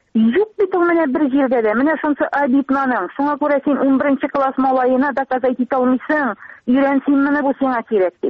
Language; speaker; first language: Tatar; native; Tatar